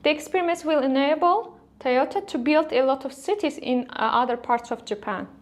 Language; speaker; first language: English; non-native, fluent; Azerbaijani